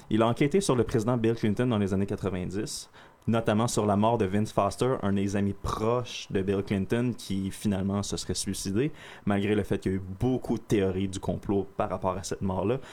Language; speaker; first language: French; native; French